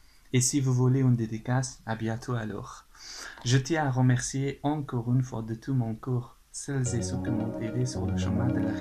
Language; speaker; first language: French; non-native, fluent; Persian